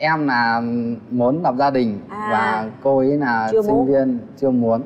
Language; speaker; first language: Vietnamese; native; Vietnamese